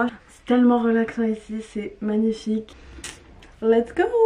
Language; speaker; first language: French; native; French